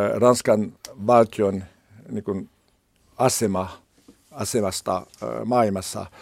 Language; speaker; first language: Finnish; non-native, learner; French